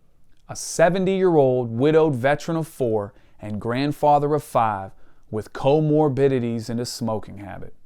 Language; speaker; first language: English; native; English